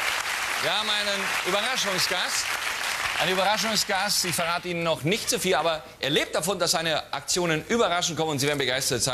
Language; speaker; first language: German; native; German